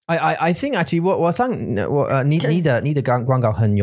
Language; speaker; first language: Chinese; non-native, learner; English